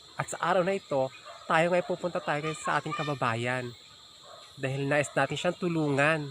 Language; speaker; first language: Filipino; non-native, local second language; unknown